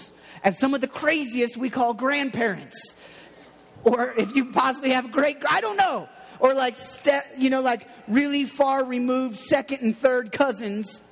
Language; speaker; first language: English; native; English